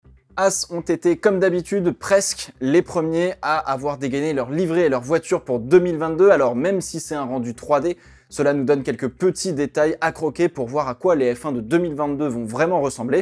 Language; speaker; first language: French; native; French